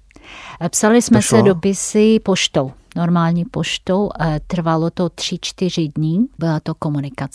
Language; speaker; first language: Czech; non-native, fluent; Russian